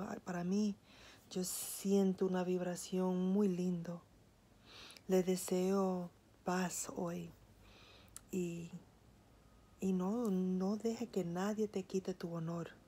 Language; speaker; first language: Spanish; early bilingual, heritage; Spanish